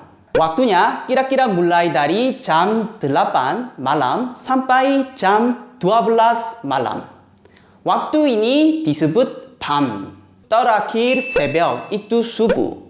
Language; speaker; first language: Indonesian; non-native, fluent; Korean